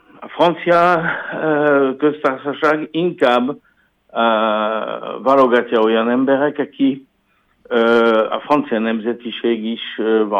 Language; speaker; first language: Hungarian; non-native, learner; French